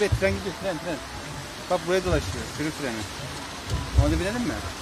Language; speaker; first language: Turkish; native; Turkish